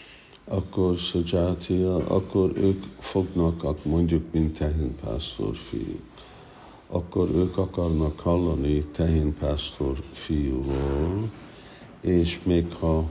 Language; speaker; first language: Hungarian; early bilingual, heritage; Hungarian